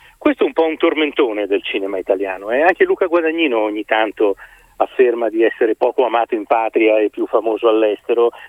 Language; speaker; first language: Italian; native; Italian